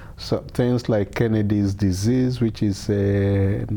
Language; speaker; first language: English; non-native, local second language; Igbo